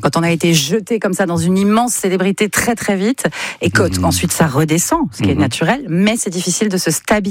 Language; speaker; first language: French; native; French